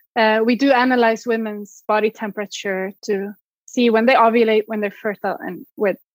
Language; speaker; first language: English; non-native, fluent; Swedish